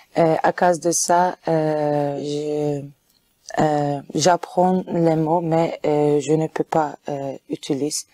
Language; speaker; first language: French; non-native, learner; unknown